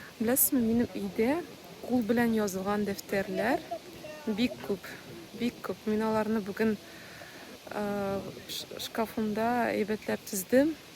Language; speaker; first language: Tatar; non-native, local second language; Russian